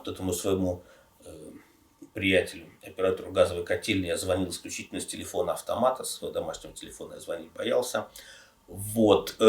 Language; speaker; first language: Russian; native; Russian